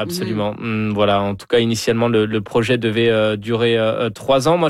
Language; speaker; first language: French; native; French